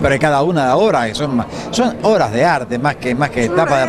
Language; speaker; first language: Spanish; native; Spanish